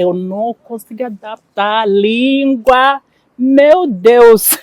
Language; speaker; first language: Portuguese; non-native, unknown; Igbo